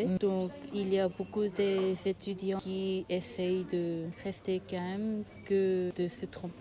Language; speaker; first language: French; non-native, learner; Korean